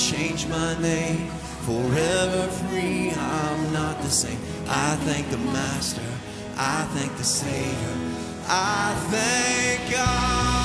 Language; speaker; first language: English; native; English